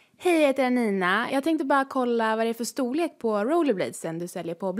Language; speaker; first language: Swedish; native; Swedish